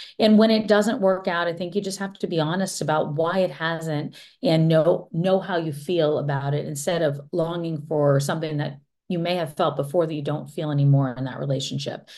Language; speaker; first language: English; native; English